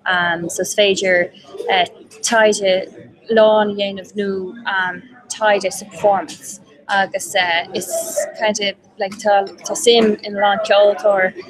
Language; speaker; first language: Irish; non-native, local second language; English